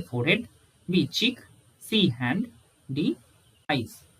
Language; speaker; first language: English; non-native, local second language; Bangla